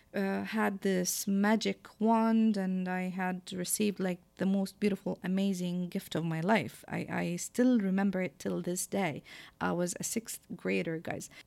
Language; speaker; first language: English; non-native, fluent; Arabic